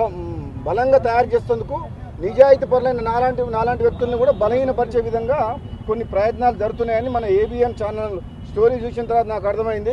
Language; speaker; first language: Telugu; native; Telugu